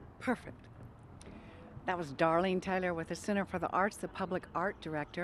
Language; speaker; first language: English; native; English